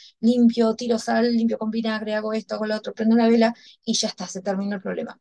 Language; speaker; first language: Spanish; native; Spanish